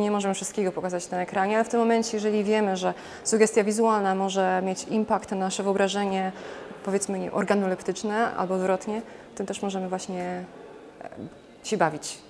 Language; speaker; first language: Polish; native; Polish